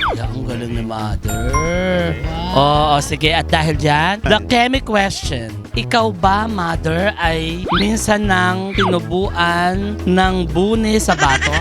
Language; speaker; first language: Filipino; native; Filipino